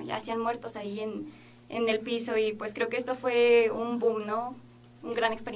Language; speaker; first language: Spanish; native; Spanish